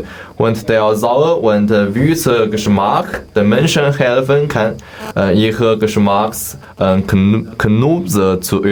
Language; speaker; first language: German; non-native, learner; Chinese